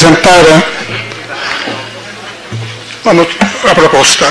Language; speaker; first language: Italian; native; Italian